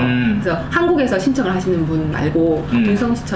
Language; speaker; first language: Korean; native; Korean